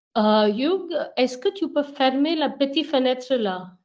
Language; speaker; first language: French; non-native, fluent; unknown